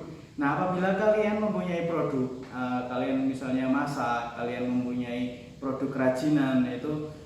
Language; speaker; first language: Indonesian; native; Indonesian